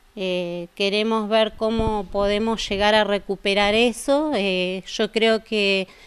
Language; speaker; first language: Spanish; native; Spanish